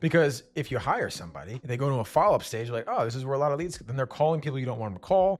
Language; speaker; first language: English; native; English